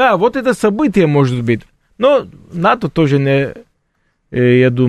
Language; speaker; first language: Russian; non-native, fluent; Turkish